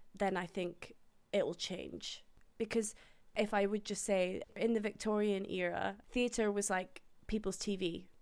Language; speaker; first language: English; native; English